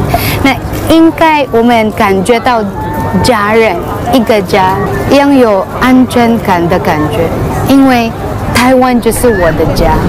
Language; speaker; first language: Chinese; non-native, fluent; Cebuano